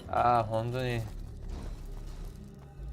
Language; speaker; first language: Japanese; non-native, learner; English